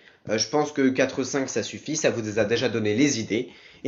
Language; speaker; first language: French; native; French